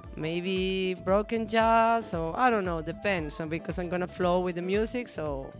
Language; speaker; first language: English; non-native, learner; Spanish